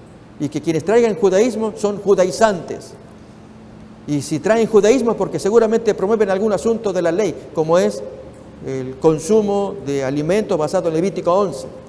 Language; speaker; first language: Spanish; native; Spanish